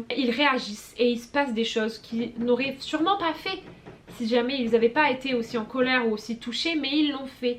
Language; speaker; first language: French; native; French